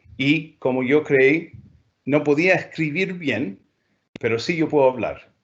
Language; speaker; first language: Spanish; non-native, fluent; English